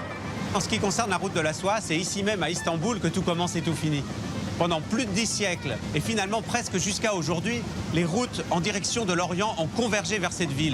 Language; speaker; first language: French; native; French